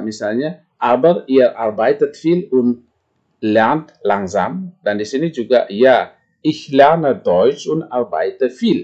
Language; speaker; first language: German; non-native, fluent; Indonesian